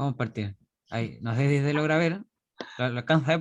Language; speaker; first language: Spanish; native; Spanish